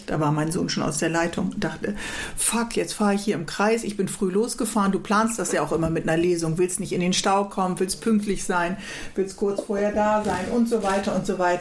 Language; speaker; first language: German; native; German